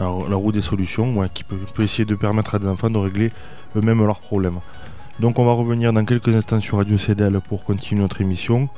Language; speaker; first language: French; native; French